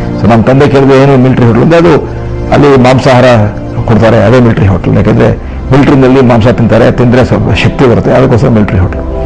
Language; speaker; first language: Kannada; native; Kannada